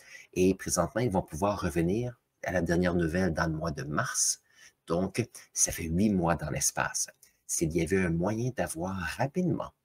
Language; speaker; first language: French; native; French